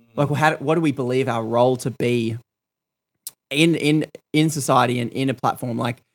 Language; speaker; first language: English; native; English